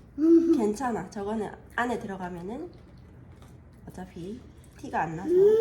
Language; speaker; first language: Korean; native; Korean